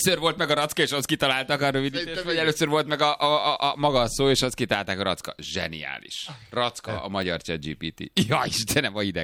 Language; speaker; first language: Hungarian; native; Hungarian